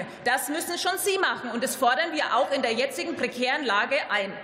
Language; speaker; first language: German; native; German